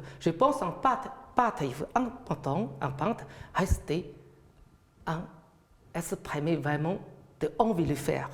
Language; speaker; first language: French; non-native, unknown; Chinese